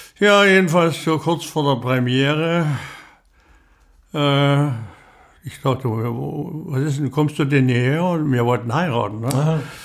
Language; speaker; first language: German; native; German